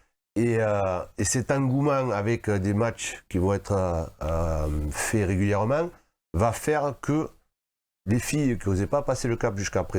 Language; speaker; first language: French; native; French